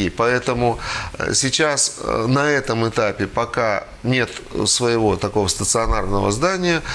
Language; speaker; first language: Russian; native; Russian